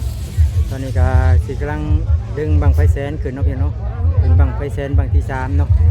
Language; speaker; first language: Thai; non-native, local second language; Lao